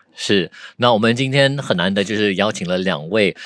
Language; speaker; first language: Chinese; non-native, local second language; Hakka Chinese